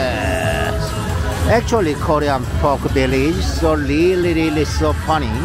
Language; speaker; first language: English; non-native, learner; Korean